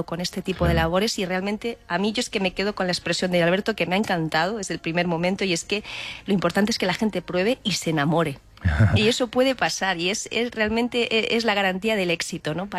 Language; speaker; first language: Spanish; native; Spanish